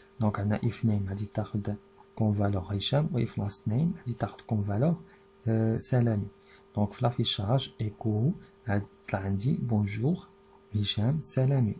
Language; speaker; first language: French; non-native, local second language; Arabic